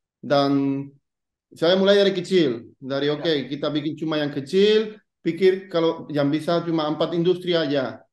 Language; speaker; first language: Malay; non-native, fluent; Spanish